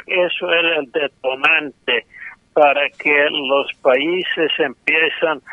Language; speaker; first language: Spanish; non-native, fluent; English